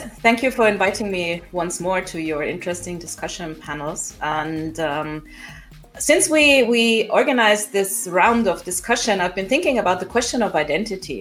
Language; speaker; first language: English; non-native, local second language; German